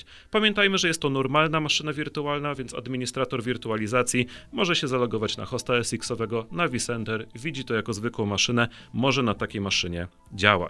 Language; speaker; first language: Polish; native; Polish